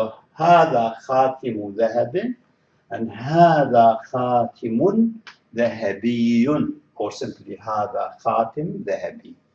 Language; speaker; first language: Arabic; non-native, fluent; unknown